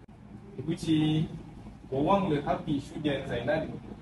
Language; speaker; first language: Chinese; non-native, learner; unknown